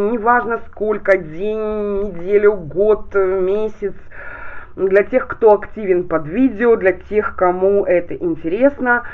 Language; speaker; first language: Russian; native; Russian